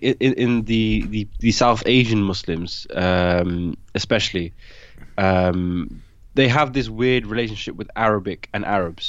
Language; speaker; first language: English; native; English